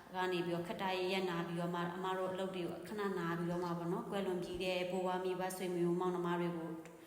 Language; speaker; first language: Burmese; non-native, local second language; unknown